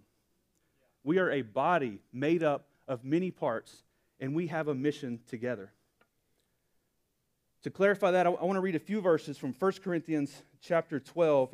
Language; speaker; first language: English; native; English